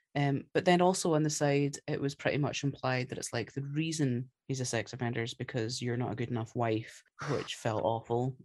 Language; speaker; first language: English; native; English